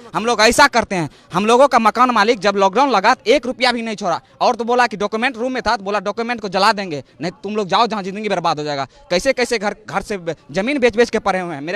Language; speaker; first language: Hindi; native; Hindi